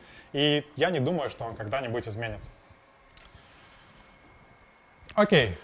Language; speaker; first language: Russian; native; Russian